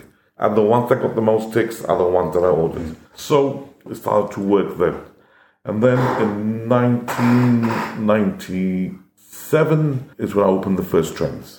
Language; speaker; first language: English; non-native, fluent; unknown